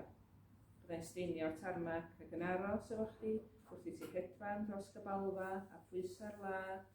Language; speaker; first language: Welsh; native; Welsh